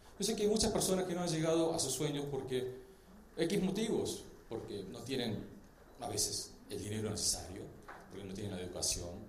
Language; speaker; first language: Spanish; early bilingual, other home language; Korean